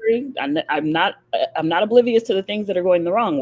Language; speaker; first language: English; native; English